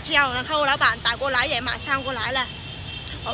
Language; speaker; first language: Chinese; non-native, fluent; Vietnamese